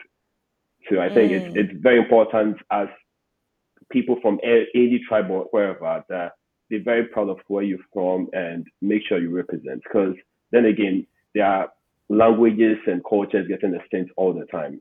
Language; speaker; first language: English; non-native, local second language; Akan